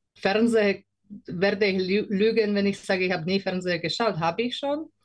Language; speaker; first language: German; non-native, learner; Slovak